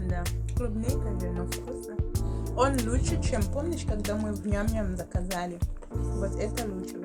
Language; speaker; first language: Russian; non-native, learner; English